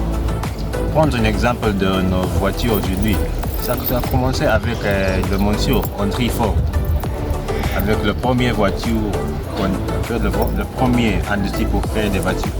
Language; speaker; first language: French; non-native, learner; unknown